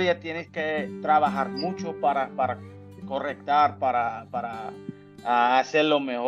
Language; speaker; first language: Spanish; non-native, learner; English